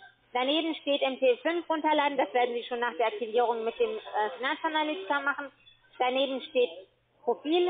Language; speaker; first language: German; non-native, fluent; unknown